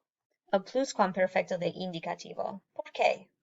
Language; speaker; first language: Spanish; non-native, fluent; English